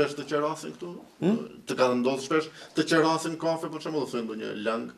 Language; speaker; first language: Albanian; native; Albanian